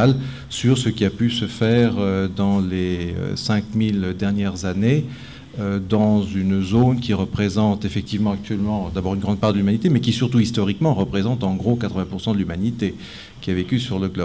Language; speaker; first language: French; native; French